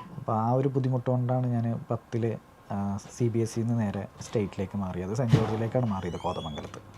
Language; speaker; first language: Malayalam; native; Malayalam